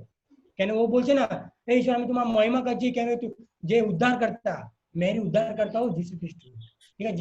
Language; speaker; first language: Bangla; non-native, learner; Hindi